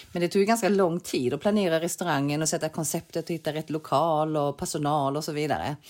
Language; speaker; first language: Swedish; early bilingual, other home language; Korean